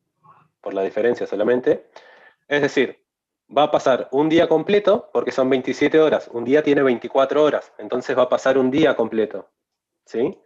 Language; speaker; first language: Spanish; native; Spanish